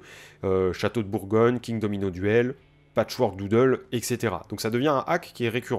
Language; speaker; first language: French; native; French